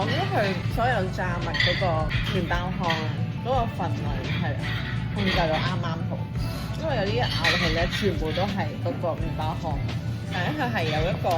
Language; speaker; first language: Cantonese; native; Cantonese